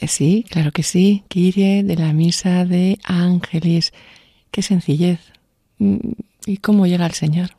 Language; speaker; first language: Spanish; native; Spanish